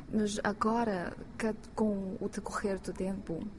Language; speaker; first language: Portuguese; non-native, fluent; Chinese